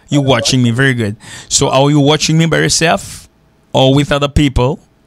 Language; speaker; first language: English; non-native, fluent; Haitian Creole